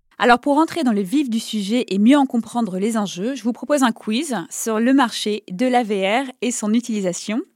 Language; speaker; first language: French; native; French